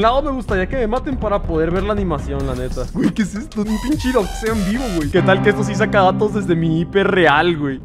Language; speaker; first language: Spanish; native; Spanish